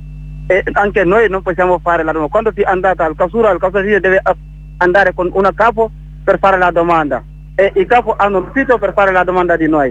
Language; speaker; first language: Italian; non-native, learner; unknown